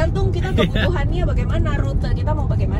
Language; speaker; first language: Indonesian; native; Indonesian